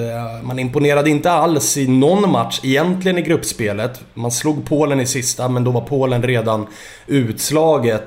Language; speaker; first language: Swedish; native; Swedish